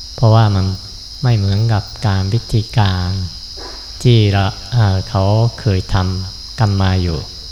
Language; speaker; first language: Thai; non-native, fluent; Japanese